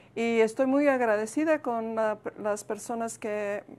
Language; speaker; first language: Spanish; early bilingual, heritage; Spanish